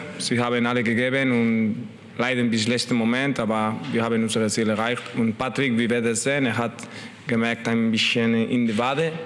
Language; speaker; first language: German; non-native, learner; Spanish